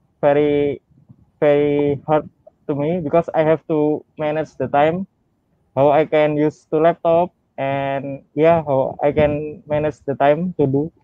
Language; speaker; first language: English; non-native, learner; Indonesian